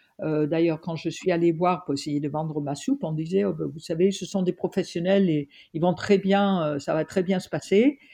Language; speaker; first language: French; non-native, fluent; English